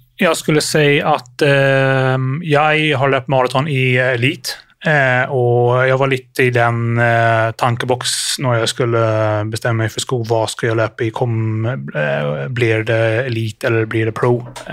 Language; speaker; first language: Swedish; non-native, fluent; English